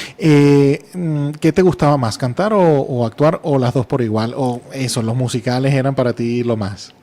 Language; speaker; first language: Spanish; native; Spanish